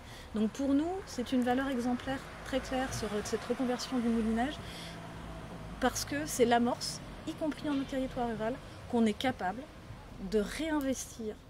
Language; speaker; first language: French; native; French